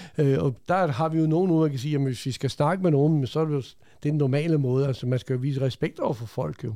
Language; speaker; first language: Danish; early bilingual, other home language; Croatian